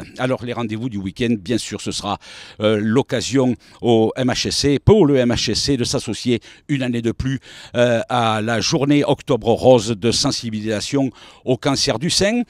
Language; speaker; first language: French; native; French